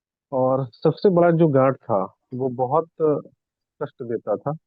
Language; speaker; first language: Hindi; native; Hindi